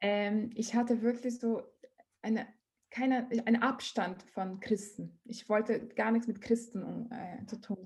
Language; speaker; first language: German; non-native, learner; Portuguese